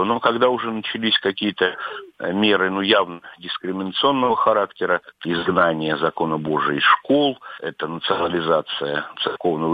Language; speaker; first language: Russian; native; Russian